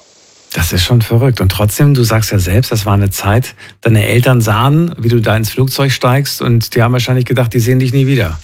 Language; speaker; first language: German; native; German